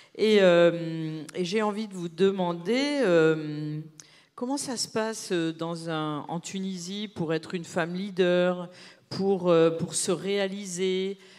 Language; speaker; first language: French; native; French